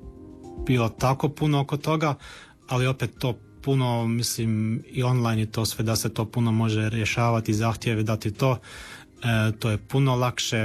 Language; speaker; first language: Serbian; early bilingual, heritage; Croatian